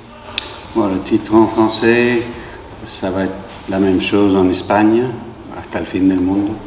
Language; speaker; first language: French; non-native, fluent; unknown